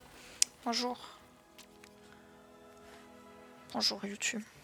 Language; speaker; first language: French; native; French